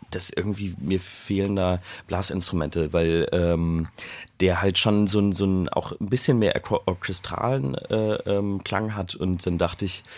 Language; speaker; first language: German; native; German